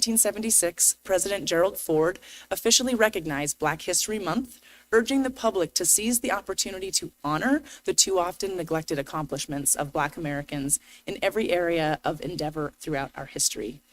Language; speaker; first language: English; native; English